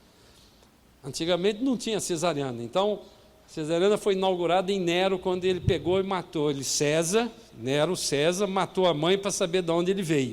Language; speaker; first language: Portuguese; native; Portuguese